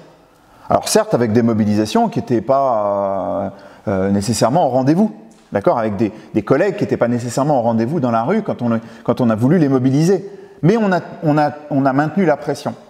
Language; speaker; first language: French; native; French